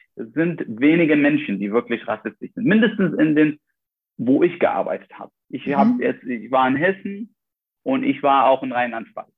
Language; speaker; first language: German; non-native, fluent; Arabic